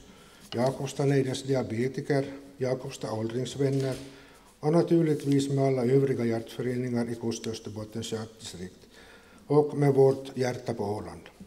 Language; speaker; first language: Swedish; native; Swedish